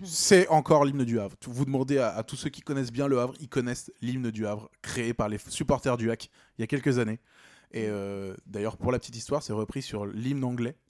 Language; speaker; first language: French; native; French